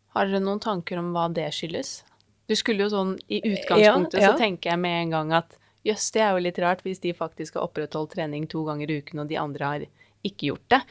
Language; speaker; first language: Norwegian; native; Norwegian